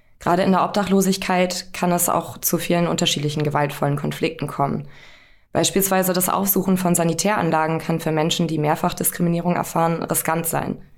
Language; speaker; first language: German; native; German